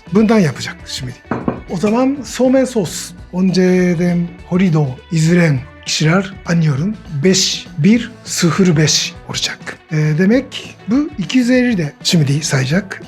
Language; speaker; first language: Turkish; non-native, learner; Japanese